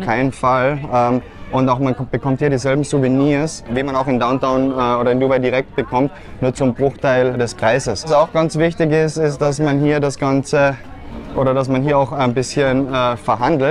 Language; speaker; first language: German; native; German